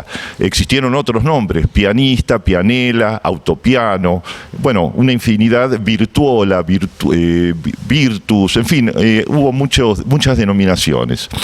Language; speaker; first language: Spanish; native; Spanish